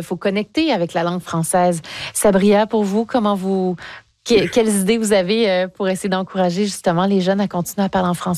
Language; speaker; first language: French; native; French